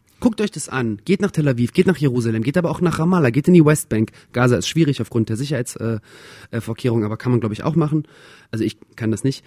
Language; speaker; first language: German; early bilingual, other home language; Russian